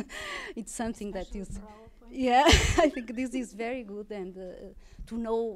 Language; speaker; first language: English; non-native, learner; Portuguese